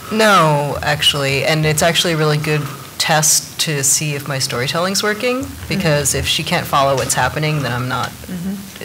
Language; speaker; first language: English; native; English